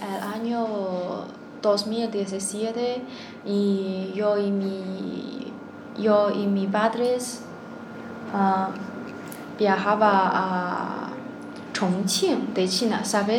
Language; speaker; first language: Spanish; non-native, learner; Chinese